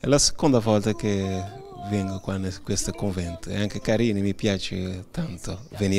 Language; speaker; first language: Italian; non-native, fluent; Kabuverdianu